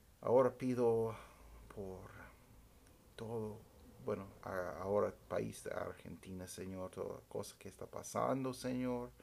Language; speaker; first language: Spanish; non-native, fluent; English